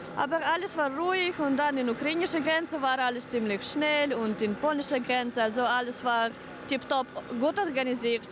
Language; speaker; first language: German; non-native, fluent; Ukrainian